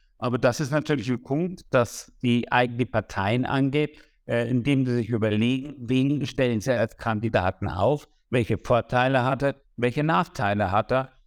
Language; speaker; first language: German; native; German